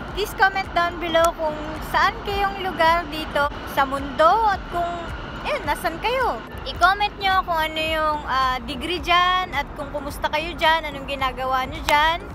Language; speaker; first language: Filipino; native; Filipino